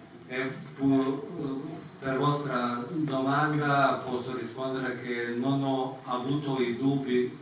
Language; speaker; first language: Italian; non-native, fluent; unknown